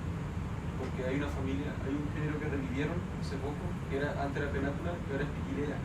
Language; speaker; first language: Spanish; native; Spanish